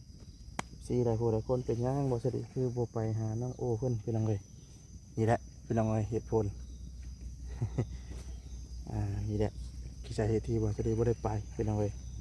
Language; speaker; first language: Thai; non-native, local second language; Lao